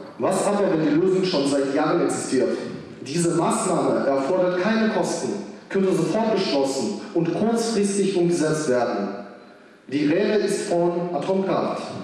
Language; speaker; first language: German; non-native, fluent; Ukrainian